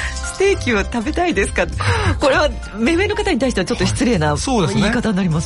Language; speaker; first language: Japanese; native; Japanese